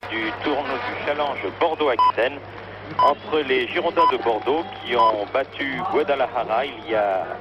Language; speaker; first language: French; native; French